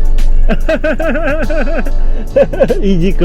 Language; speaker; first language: Japanese; non-native, learner; Filipino